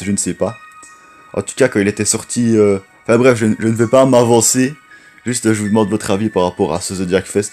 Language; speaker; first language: French; native; French